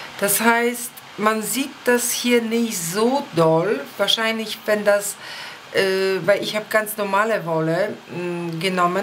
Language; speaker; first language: German; non-native, fluent; Polish